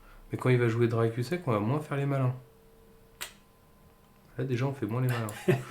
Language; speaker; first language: French; native; French